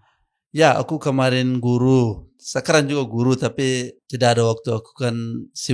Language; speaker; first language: Indonesian; non-native, learner; Arabic